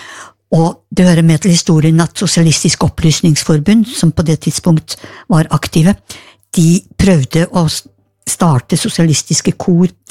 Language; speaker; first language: Norwegian; native; Norwegian